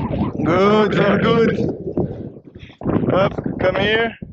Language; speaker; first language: English; non-native, learner; French